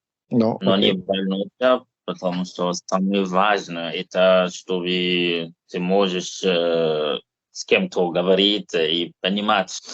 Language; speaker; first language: Russian; non-native, learner; English